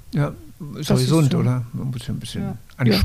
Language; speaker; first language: German; native; German